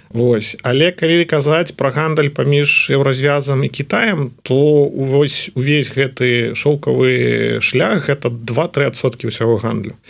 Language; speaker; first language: Belarusian; native; Belarusian